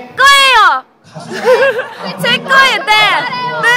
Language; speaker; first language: Korean; non-native, learner; Turkish